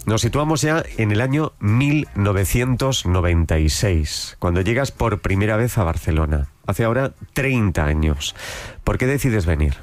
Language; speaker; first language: Spanish; native; Spanish